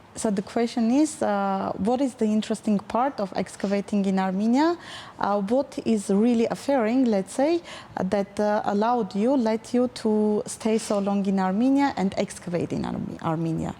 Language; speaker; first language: English; non-native, fluent; Armenian